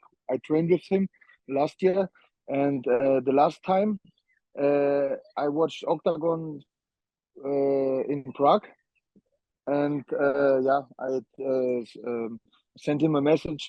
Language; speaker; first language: English; non-native, learner; German